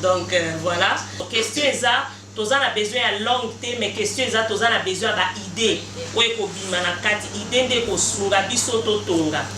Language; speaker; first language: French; non-native, local second language; Lingala